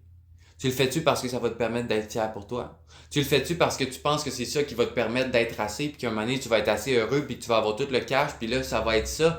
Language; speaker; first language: French; native; French